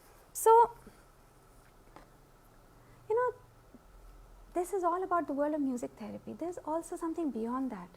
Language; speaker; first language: English; non-native, local second language; Hindi